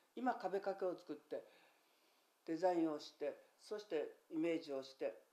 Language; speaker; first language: Japanese; native; Japanese